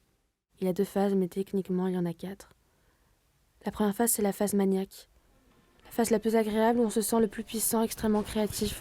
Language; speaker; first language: French; native; French